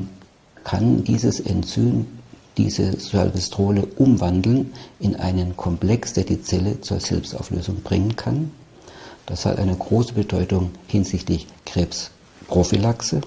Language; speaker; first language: German; native; German